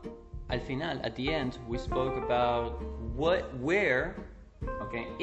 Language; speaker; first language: English; non-native, fluent; Spanish